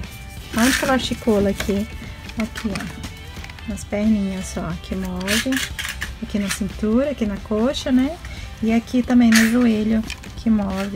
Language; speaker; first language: Portuguese; native; Portuguese